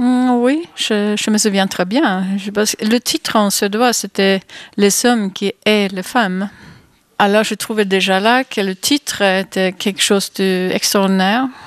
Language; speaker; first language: French; non-native, fluent; Swedish